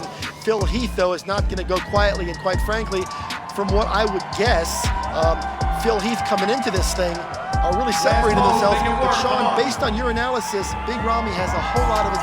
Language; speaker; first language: English; native; English